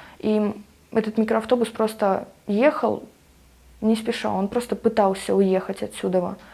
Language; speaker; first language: Russian; native; Russian